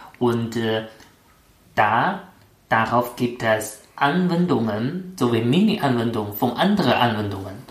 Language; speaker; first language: German; non-native, fluent; Chinese